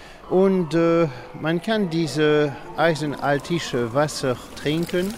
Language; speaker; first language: German; non-native, learner; French